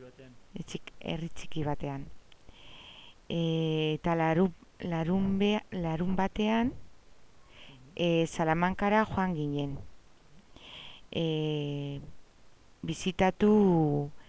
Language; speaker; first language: Basque; non-native, learner; Spanish